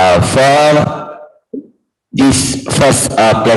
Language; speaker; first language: English; non-native, learner; Indonesian